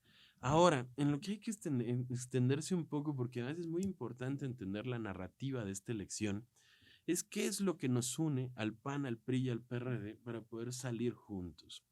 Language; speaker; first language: Spanish; native; Spanish